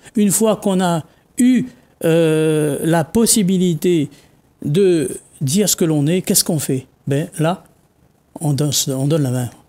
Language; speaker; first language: French; non-native, local second language; Réunion Creole French